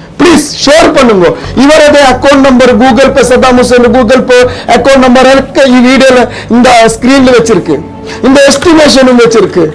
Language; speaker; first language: Tamil; non-native, local second language; Urdu